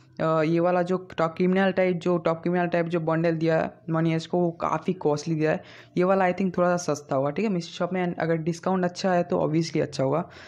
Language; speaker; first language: Hindi; non-native, local second language; Bangla